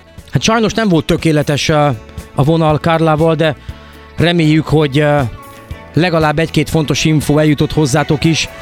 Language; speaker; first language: Hungarian; native; Hungarian